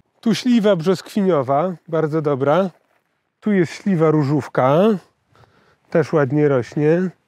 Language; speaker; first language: Polish; native; Polish